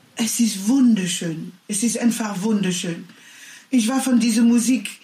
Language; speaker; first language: German; non-native, learner; French